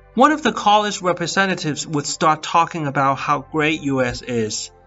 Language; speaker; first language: English; non-native, fluent; Cantonese